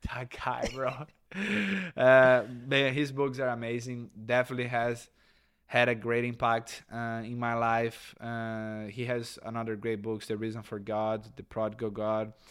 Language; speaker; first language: English; non-native, fluent; Portuguese